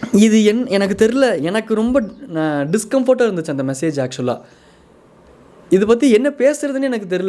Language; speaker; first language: Tamil; native; Tamil